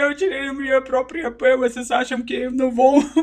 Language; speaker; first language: Portuguese; native; Portuguese